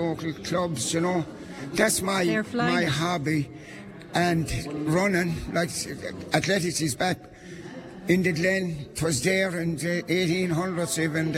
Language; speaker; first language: English; native; English